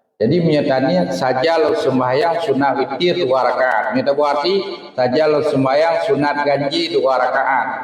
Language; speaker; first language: Malay; non-native, local second language; Achinese